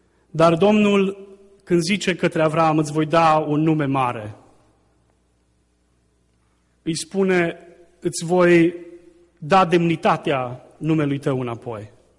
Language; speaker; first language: Romanian; native; Romanian